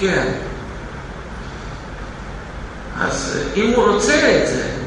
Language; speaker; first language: Hebrew; non-native, fluent; Russian